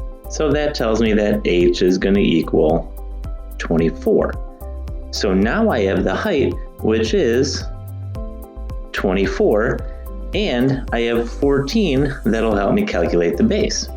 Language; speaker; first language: English; native; English